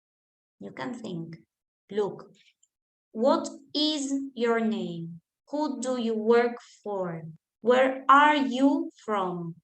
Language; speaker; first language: English; non-native, fluent; Spanish